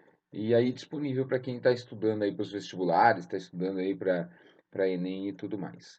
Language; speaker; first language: Portuguese; native; Portuguese